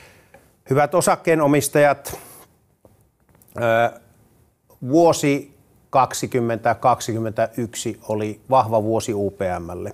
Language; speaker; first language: Finnish; native; Finnish